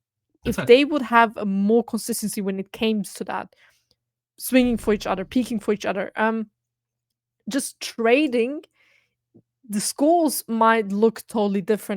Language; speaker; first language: English; non-native, fluent; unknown